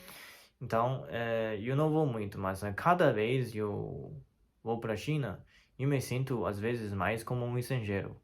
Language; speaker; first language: Portuguese; non-native, fluent; Chinese